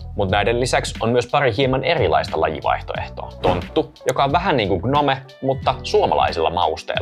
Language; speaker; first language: Finnish; native; Finnish